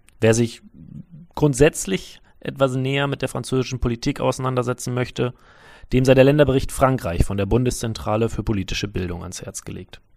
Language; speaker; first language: German; native; German